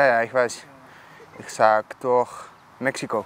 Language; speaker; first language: German; non-native, learner; Dutch